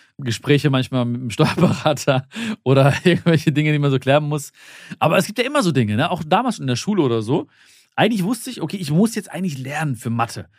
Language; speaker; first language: German; early bilingual, other home language; Malayalam